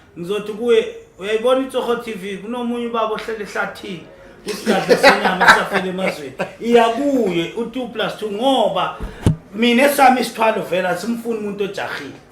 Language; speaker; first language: Zulu; non-native, local second language; Northern Sotho